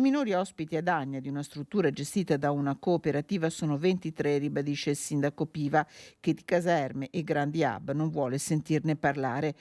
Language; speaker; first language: Italian; native; Italian